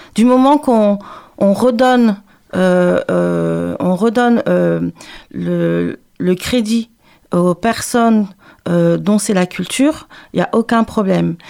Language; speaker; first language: French; native; French